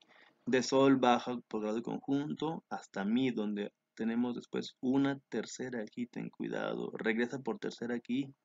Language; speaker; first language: Spanish; native; Spanish